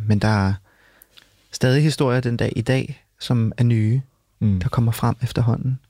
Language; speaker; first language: Danish; early bilingual, other home language; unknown